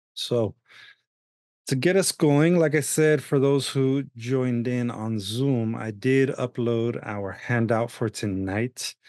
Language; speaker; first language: English; early bilingual, other home language; Spanish